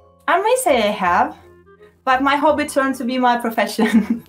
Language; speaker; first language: English; non-native, fluent; Russian